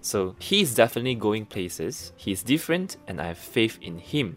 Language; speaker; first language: English; non-native, local second language; Chinese